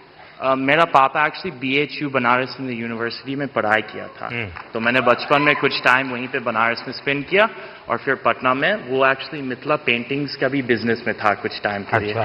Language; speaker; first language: Hindi; non-native, fluent; English